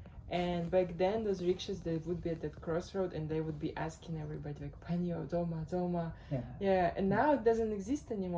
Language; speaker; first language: English; non-native, fluent; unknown